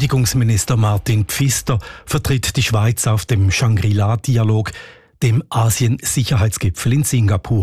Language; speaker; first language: German; native; German